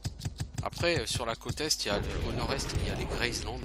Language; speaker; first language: French; native; French